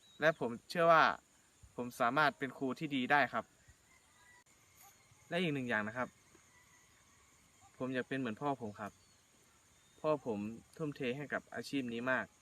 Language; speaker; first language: Thai; native; Thai